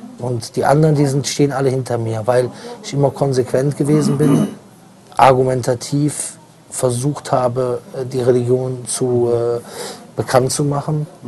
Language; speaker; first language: German; native; German